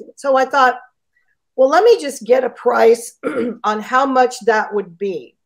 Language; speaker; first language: English; native; English